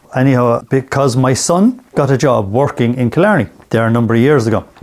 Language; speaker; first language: English; native; English